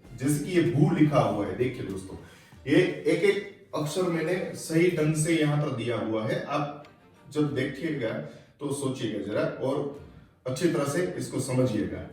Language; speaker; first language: Hindi; non-native, local second language; Gujarati